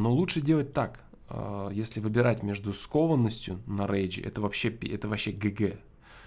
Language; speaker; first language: Russian; native; Russian